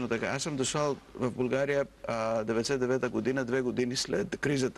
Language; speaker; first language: Bulgarian; non-native, fluent; Greek